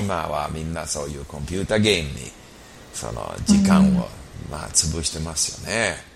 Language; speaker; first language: Japanese; non-native, fluent; English